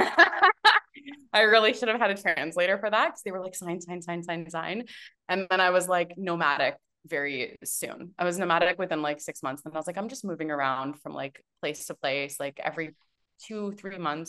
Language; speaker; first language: English; native; English